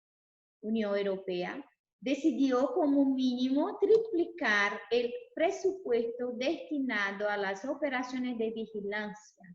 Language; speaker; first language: Spanish; non-native, fluent; Portuguese